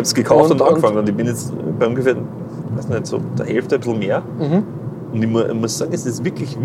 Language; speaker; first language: German; native; German